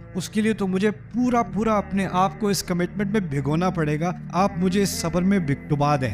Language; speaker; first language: Urdu; early bilingual, heritage; Urdu